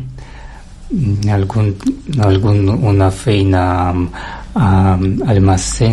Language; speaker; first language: Catalan; non-native, learner; Russian